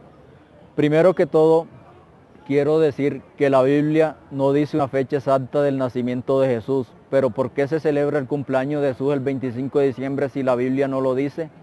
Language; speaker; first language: Spanish; native; Spanish